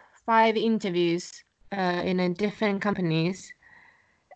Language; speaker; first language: English; non-native, fluent; Japanese